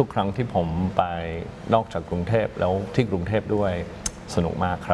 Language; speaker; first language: Thai; non-native, fluent; English